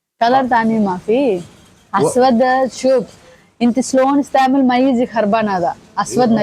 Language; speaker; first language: Arabic; non-native, learner; Telugu